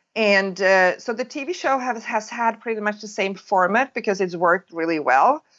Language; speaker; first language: English; non-native, fluent; Swedish